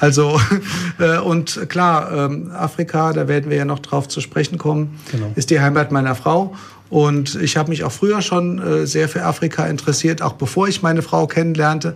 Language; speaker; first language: German; native; German